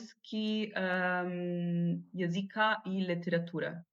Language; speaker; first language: Polish; non-native, learner; Italian